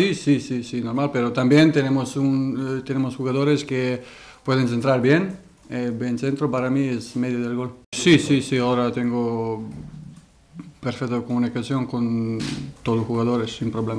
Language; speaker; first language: Spanish; non-native, learner; Serbian